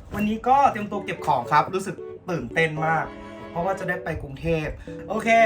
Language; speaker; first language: Thai; native; Thai